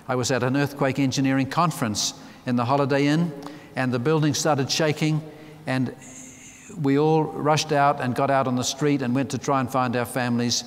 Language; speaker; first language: English; native; English